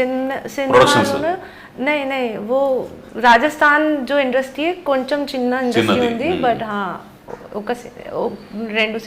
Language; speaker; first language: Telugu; non-native, learner; Hindi